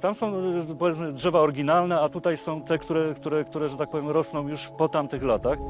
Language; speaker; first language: Polish; native; Polish